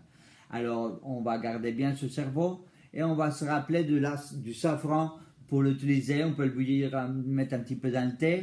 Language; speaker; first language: French; non-native, fluent; Spanish